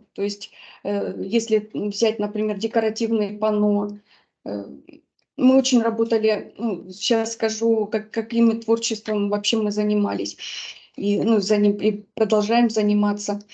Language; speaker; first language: Russian; native; Russian